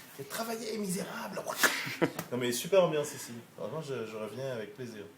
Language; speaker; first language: French; native; French